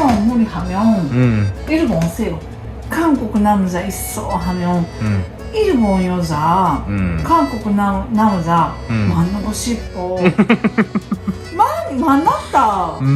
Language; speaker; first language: Korean; non-native, learner; Japanese